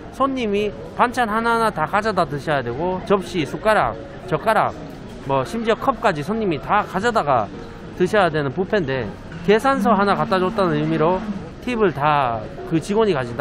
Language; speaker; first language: Korean; native; Korean